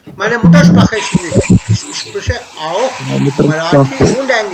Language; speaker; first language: German; non-native, learner; Hindi